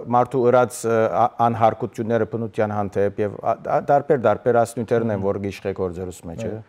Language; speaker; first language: Armenian; native; Armenian